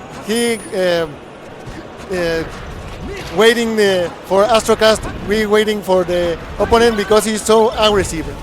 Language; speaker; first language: English; non-native, learner; Spanish